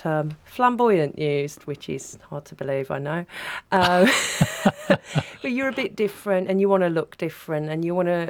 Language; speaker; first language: English; native; English